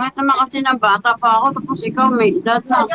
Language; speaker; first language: Filipino; non-native, local second language; Hiligaynon